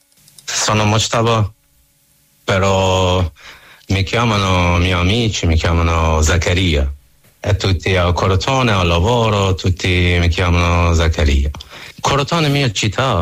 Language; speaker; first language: Italian; non-native, learner; Persian